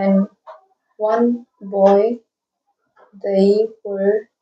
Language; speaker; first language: English; non-native, learner; Vietnamese